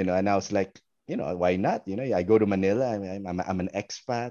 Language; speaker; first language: English; non-native, local second language; Filipino